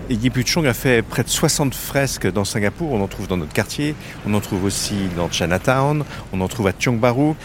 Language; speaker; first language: French; native; French